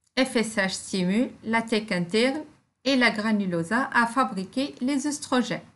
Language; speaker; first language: French; non-native, local second language; Arabic